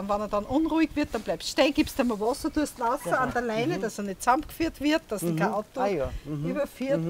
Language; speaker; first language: German; native; German